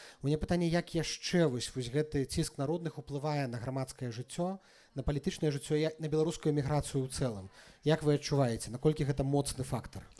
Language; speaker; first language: Belarusian; native; Belarusian